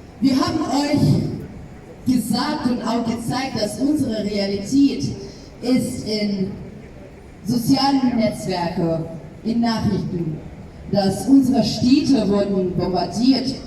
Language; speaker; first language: German; non-native, fluent; Ukrainian